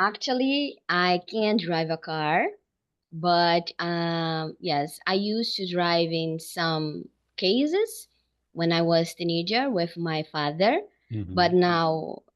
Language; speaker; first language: English; non-native, learner; Portuguese